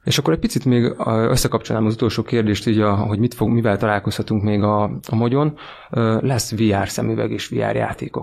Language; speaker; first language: Hungarian; native; Hungarian